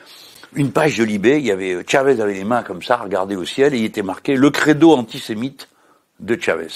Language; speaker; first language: French; native; French